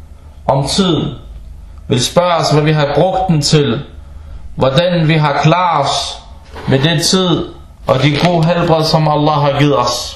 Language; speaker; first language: Danish; early bilingual, other home language; Arabic